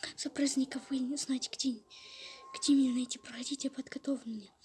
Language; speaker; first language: Russian; non-native, local second language; Kazakh